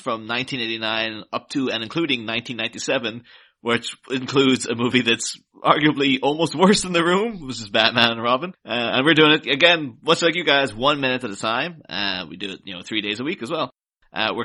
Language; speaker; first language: English; native; English